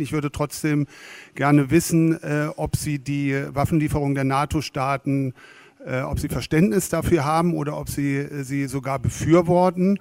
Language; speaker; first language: German; native; German